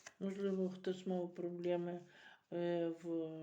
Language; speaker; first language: Ukrainian; native; Ukrainian